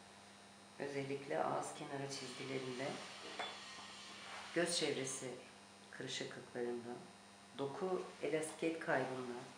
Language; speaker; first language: Turkish; native; Turkish